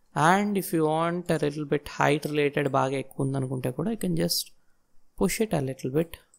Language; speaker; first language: English; non-native, local second language; Telugu